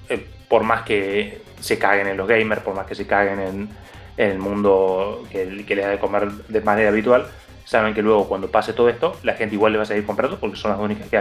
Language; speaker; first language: Spanish; native; Spanish